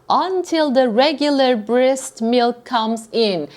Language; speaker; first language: English; non-native, fluent; Turkish